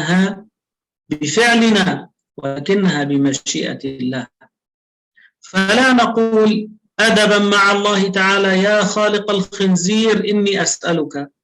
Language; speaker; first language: Arabic; native; Arabic